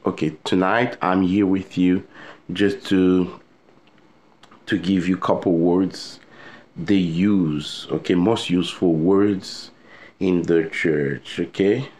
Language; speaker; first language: English; non-native, fluent; Haitian Creole